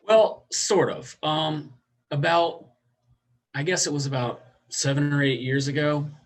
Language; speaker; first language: English; native; English